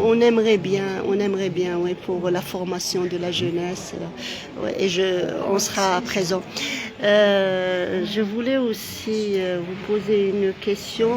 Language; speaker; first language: French; non-native, local second language; Arabic